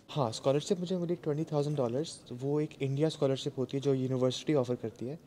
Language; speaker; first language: Hindi; non-native, local second language; Bangla